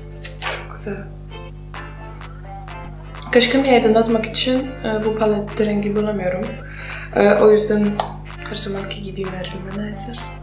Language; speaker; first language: Turkish; non-native, fluent; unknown